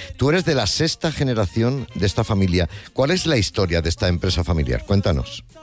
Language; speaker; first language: Spanish; native; Spanish